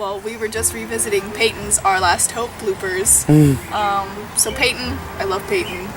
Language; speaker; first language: English; native; English